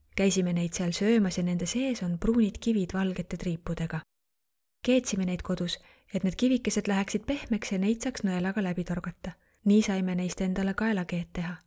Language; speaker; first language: Estonian; non-native, fluent; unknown